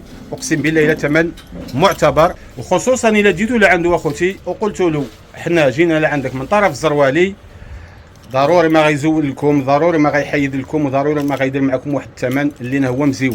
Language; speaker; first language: Arabic; native; Arabic